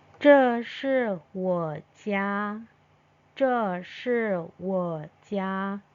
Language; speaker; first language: Chinese; non-native, fluent; Indonesian